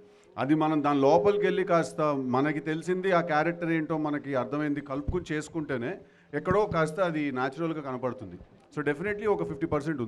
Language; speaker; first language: Telugu; native; Telugu